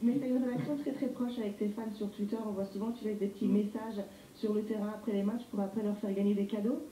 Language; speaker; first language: French; native; French